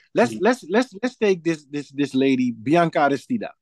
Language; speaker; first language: English; non-native, fluent; Dutch